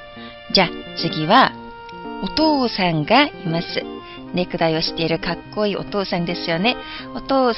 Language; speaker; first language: Japanese; non-native, fluent; Chinese